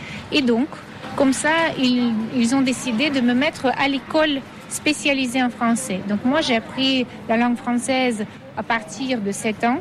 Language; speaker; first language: French; non-native, fluent; Russian